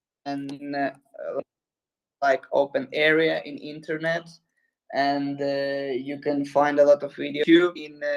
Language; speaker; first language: English; non-native, learner; Ukrainian